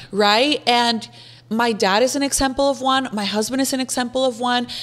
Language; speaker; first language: English; non-native, fluent; Spanish